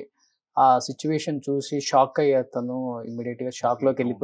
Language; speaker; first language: Telugu; native; Telugu